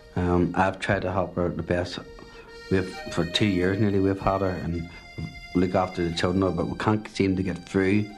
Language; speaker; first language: English; native; English